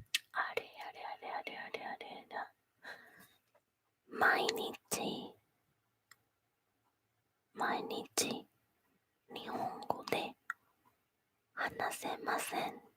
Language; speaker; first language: Japanese; non-native, learner; Spanish